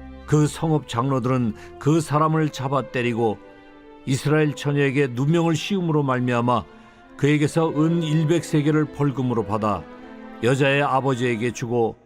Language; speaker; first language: Korean; native; Korean